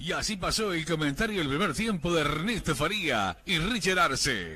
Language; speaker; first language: Spanish; native; Spanish